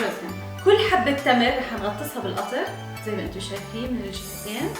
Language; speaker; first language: Arabic; native; Arabic